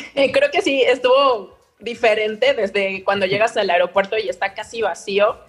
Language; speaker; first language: Spanish; native; Spanish